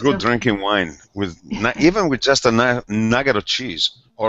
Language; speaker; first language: English; non-native, fluent; Italian